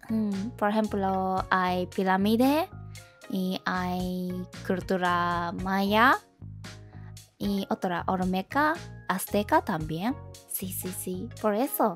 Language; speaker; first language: Spanish; non-native, learner; Japanese